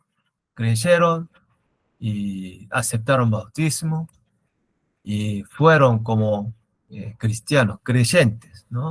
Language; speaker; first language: Spanish; non-native, learner; Korean